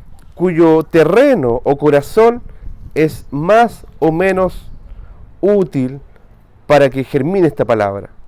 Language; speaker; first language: Spanish; native; Spanish